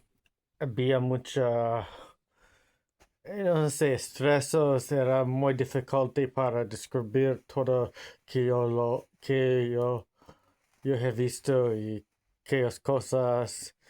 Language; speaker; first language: Spanish; non-native, learner; English